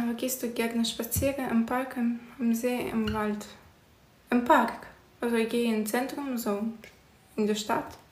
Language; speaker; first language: German; non-native, learner; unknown